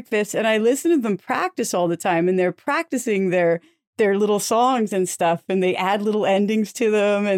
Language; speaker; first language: English; native; English